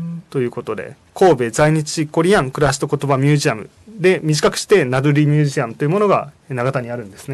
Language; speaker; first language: Japanese; native; Japanese